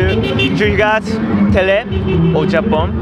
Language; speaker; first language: French; non-native, learner; Japanese